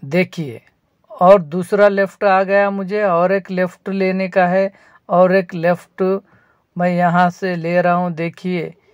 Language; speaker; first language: Hindi; non-native, local second language; Marathi